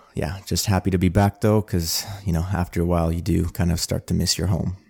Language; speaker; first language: English; early bilingual, other home language; Armenian